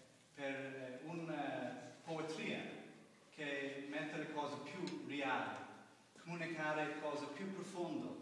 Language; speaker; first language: Italian; non-native, learner; English